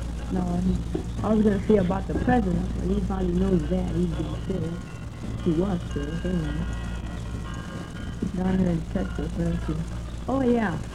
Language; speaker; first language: English; early bilingual, other home language; Spanish